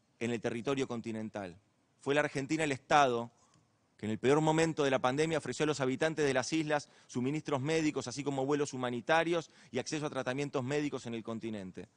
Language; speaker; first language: Spanish; native; Spanish